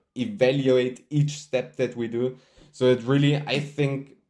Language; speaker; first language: English; non-native, fluent; German